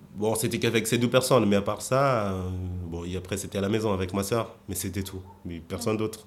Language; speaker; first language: French; non-native, fluent; Portuguese